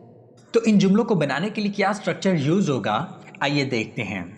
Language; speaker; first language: Urdu; native; Urdu